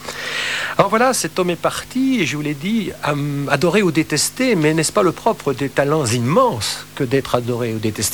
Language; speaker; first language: French; native; French